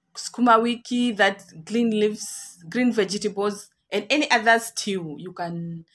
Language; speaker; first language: English; non-native, local second language; Kikuyu